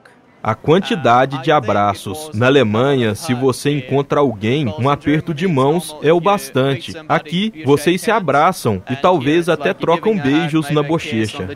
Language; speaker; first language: Portuguese; non-native, fluent; German